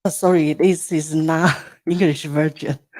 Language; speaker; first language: English; non-native, learner; Chinese